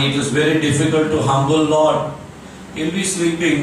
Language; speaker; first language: English; non-native, local second language; Tamil